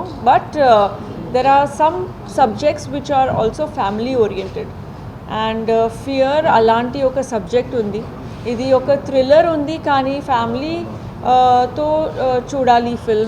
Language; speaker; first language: Telugu; non-native, fluent; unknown